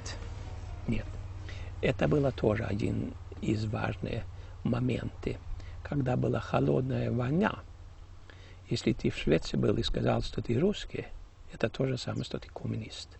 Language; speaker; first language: Russian; early bilingual, heritage; Russian